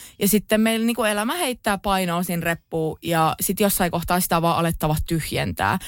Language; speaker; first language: Finnish; native; Finnish